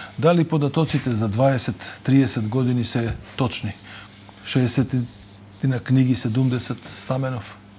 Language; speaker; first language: Macedonian; native; Macedonian